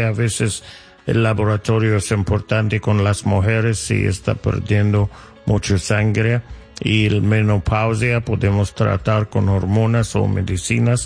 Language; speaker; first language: Spanish; non-native, learner; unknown